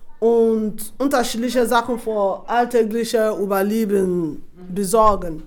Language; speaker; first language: German; non-native, fluent; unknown